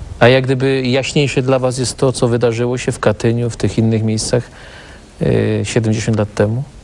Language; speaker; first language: Polish; native; Polish